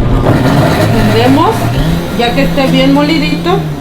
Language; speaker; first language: Spanish; native; Spanish